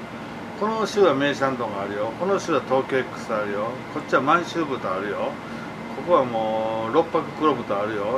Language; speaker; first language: Japanese; native; Japanese